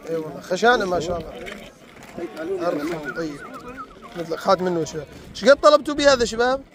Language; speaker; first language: Arabic; native; Arabic